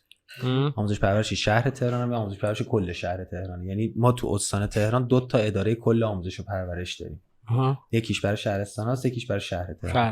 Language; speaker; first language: Persian; native; Persian